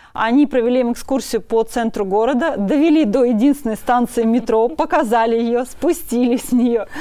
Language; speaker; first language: Russian; native; Russian